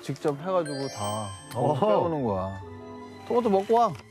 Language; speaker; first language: Korean; native; Korean